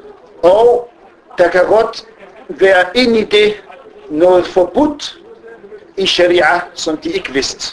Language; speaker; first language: Danish; early bilingual, other home language; Arabic